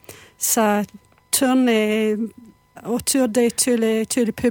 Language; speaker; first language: French; non-native, fluent; English